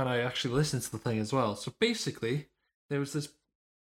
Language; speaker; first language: English; native; English